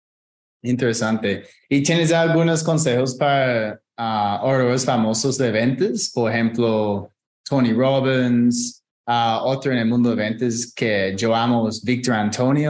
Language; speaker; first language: Spanish; non-native, fluent; English